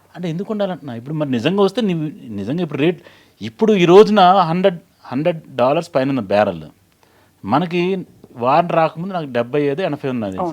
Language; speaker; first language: Telugu; native; Telugu